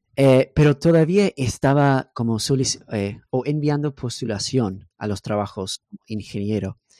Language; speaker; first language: Spanish; non-native, fluent; English